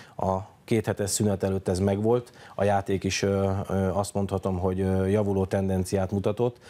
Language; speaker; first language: Hungarian; native; Hungarian